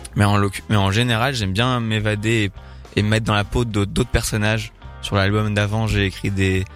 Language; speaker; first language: French; native; French